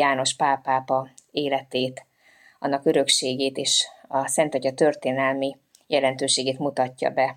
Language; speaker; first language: Hungarian; native; Hungarian